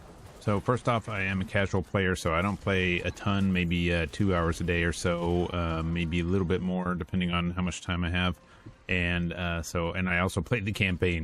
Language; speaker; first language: English; native; English